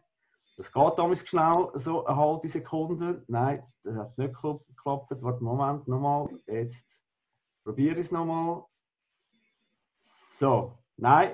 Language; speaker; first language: German; native; German